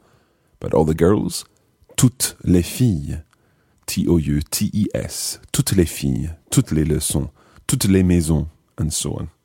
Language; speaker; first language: French; non-native, fluent; English